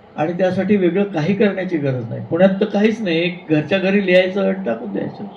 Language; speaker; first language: Marathi; native; Marathi